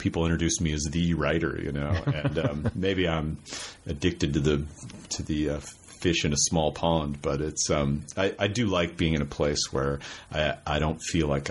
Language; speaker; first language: English; native; English